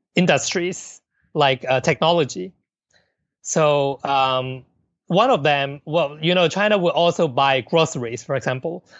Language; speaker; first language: English; non-native, local second language; Cantonese